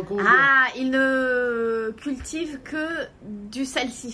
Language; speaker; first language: French; native; French